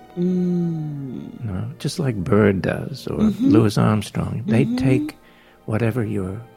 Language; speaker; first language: English; native; English